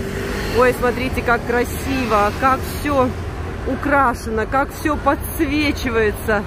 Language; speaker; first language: Russian; native; Russian